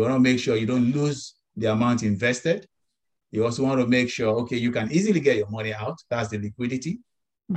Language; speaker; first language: English; non-native, local second language; Yoruba